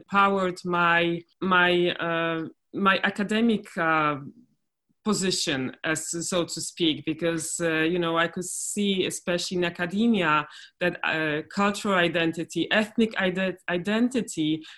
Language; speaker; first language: English; non-native, fluent; Polish